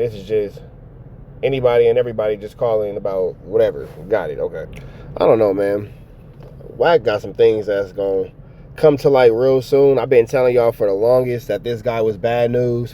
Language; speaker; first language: English; native; English